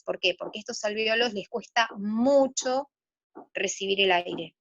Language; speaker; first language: Spanish; native; Spanish